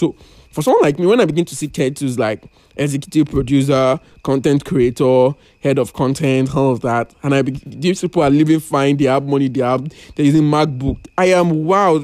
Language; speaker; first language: English; non-native, local second language; Yoruba